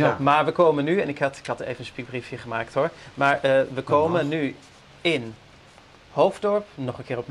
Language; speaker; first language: Dutch; native; Dutch